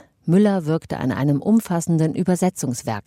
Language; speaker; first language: German; native; German